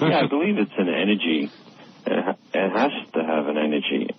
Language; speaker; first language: English; native; English